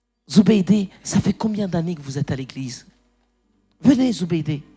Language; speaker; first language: French; native; French